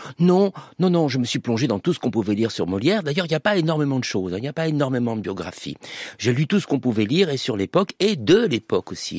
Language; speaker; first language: French; native; French